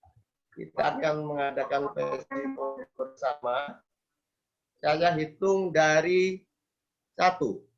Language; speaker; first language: Indonesian; native; Indonesian